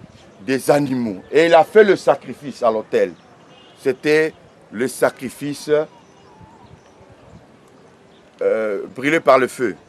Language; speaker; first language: French; non-native, local second language; Lingala